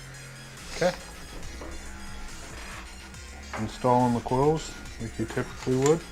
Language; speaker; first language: English; native; English